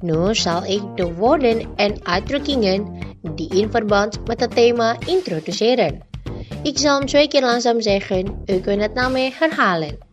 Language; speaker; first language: Dutch; non-native, learner; Indonesian